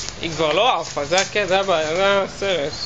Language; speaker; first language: Hebrew; native; Hebrew